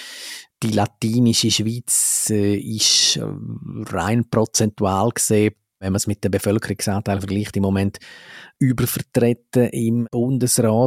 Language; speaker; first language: German; native; German